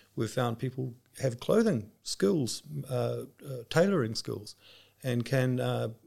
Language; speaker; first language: English; native; English